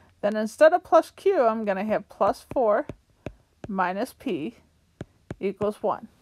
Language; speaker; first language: English; native; English